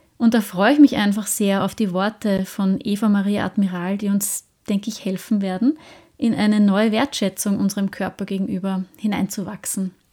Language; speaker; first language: German; native; German